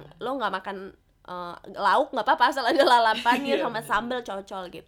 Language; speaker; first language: Indonesian; native; Indonesian